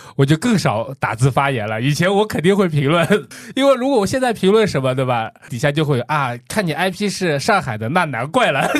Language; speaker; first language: Chinese; non-native, local second language; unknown